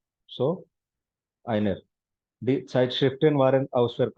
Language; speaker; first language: German; non-native, fluent; Hindi